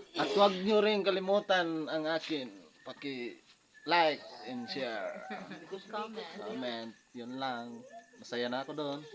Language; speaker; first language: Filipino; non-native, local second language; Cebuano